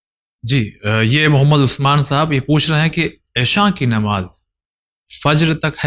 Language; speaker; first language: Urdu; native; Urdu